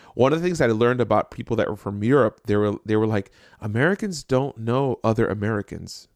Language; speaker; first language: English; native; English